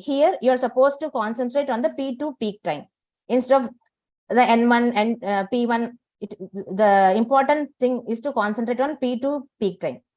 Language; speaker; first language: English; non-native, local second language; Tamil